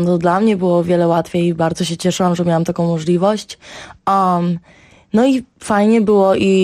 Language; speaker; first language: Polish; early bilingual, heritage; Polish